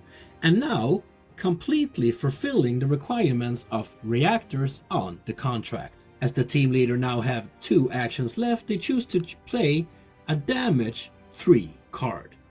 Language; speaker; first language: English; non-native, fluent; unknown